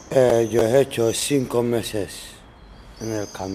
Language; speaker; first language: Spanish; non-native, learner; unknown